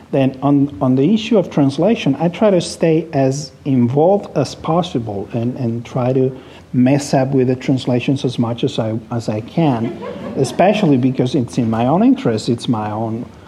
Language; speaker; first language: English; non-native, fluent; Spanish